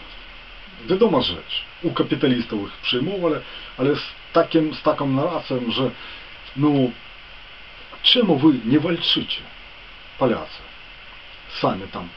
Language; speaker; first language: Polish; non-native, fluent; Ukrainian